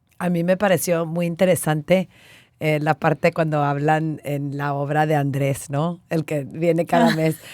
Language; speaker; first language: Spanish; early bilingual, heritage; Spanish